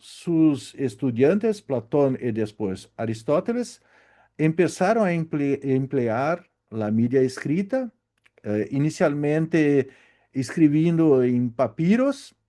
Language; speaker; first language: Spanish; non-native, learner; Portuguese